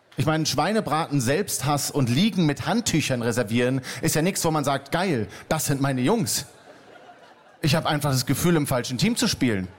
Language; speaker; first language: German; native; German